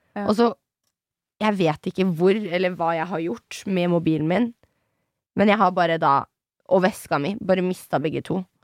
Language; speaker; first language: Norwegian; early bilingual, other home language; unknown